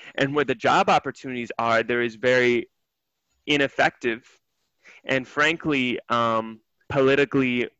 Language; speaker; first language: English; native; English